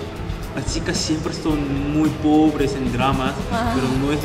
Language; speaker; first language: Spanish; non-native, fluent; Korean